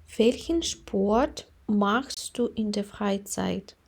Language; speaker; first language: German; non-native, fluent; Ukrainian